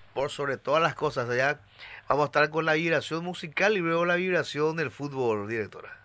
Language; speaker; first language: Spanish; native; Spanish